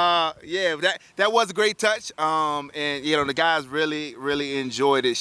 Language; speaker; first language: English; native; English